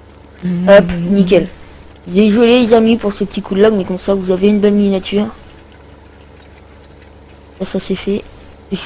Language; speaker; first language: French; native; French